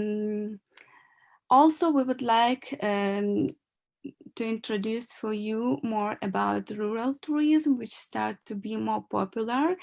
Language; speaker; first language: English; non-native, learner; Ukrainian